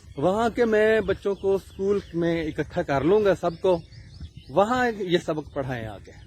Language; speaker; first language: Urdu; non-native, local second language; Punjabi